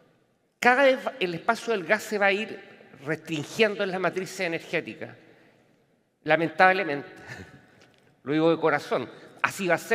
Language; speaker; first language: Spanish; native; Spanish